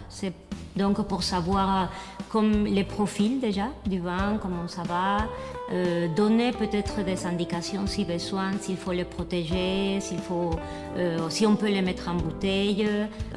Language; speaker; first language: French; non-native, fluent; Spanish